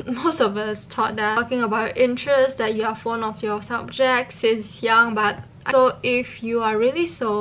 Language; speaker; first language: English; non-native, local second language; Chinese